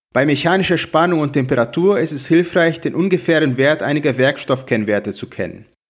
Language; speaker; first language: German; non-native, fluent; Portuguese